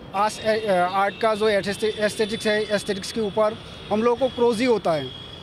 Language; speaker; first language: Hindi; non-native, local second language; Assamese